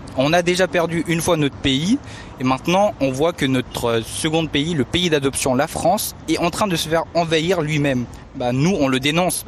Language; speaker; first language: French; early bilingual, other home language; Tibetan